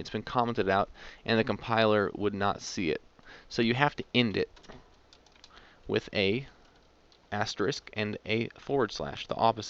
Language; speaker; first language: English; native; English